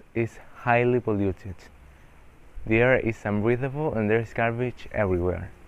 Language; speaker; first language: English; non-native, fluent; Spanish